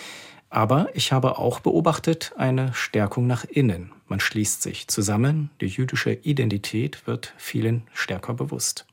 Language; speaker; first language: German; native; German